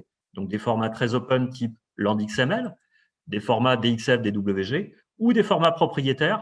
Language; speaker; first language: French; native; French